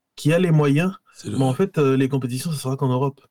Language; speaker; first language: French; native; French